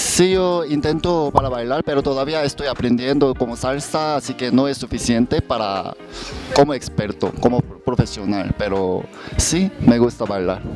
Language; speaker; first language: Spanish; non-native, learner; Korean